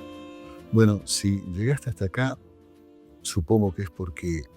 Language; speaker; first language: Spanish; native; Spanish